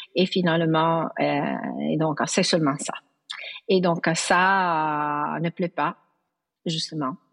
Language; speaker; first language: French; non-native, fluent; Italian